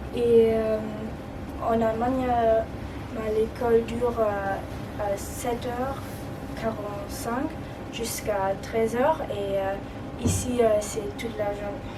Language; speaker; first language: French; non-native, learner; German